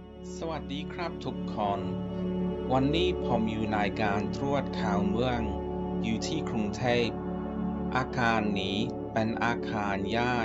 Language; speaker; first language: Thai; non-native, learner; English